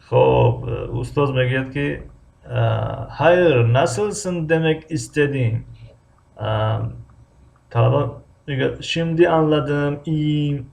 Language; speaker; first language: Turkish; non-native, fluent; Persian